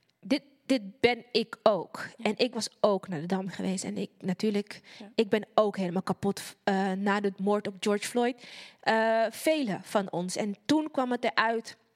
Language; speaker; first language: Dutch; native; Dutch